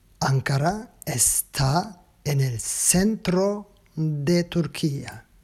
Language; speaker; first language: Spanish; non-native, learner; Turkish